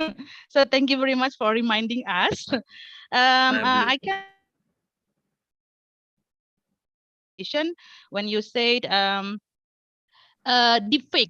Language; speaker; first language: English; non-native, fluent; Indonesian